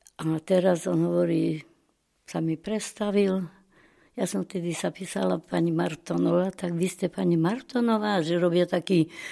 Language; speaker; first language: Slovak; non-native, local second language; Rusyn